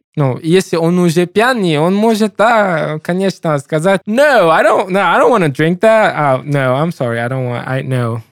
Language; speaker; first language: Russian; non-native, learner; English